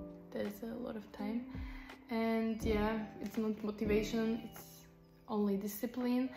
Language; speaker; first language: English; non-native, fluent; Slovak